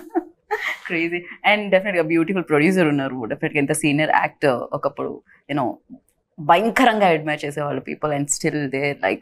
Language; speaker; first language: Telugu; native; Telugu